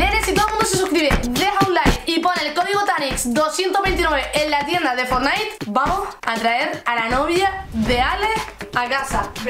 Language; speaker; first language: Spanish; native; Spanish